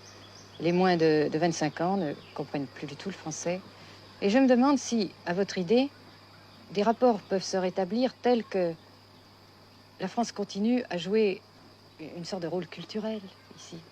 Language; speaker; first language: French; native; French